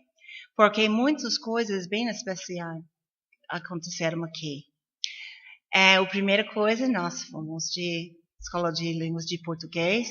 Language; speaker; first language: Portuguese; non-native, fluent; English